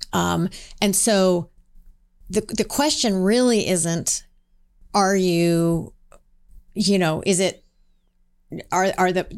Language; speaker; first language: English; native; English